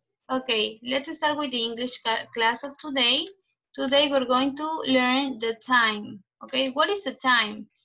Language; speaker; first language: English; non-native, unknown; Spanish